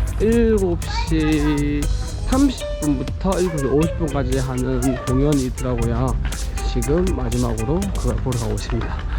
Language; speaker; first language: Korean; native; Korean